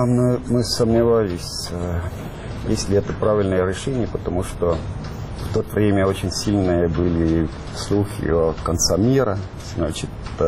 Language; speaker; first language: Russian; non-native, fluent; Estonian